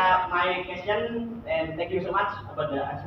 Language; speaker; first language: English; non-native, learner; Indonesian